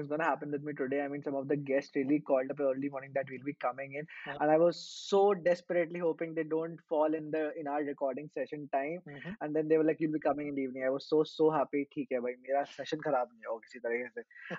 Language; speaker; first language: English; non-native, local second language; Hindi